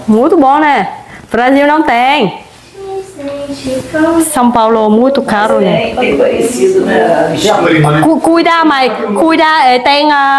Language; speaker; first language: Portuguese; non-native, learner; Vietnamese